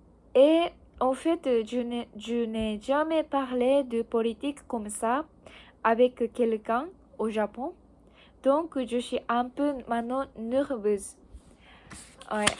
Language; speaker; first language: French; non-native, learner; Japanese